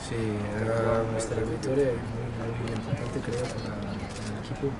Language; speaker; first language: Spanish; non-native, learner; German